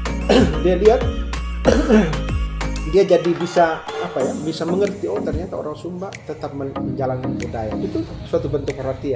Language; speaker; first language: Indonesian; non-native, local second language; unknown